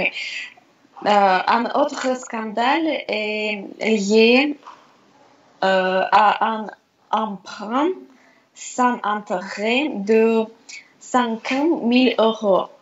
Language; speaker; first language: French; non-native, learner; Russian